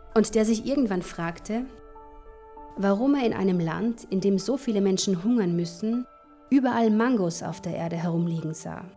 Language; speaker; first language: German; native; German